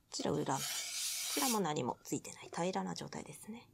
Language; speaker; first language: Japanese; native; Japanese